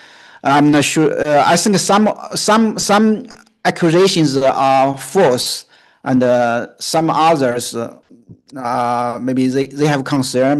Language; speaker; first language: English; non-native, fluent; Chinese